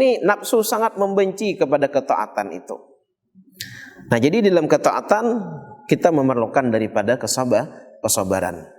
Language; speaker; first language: Indonesian; non-native, local second language; Banjar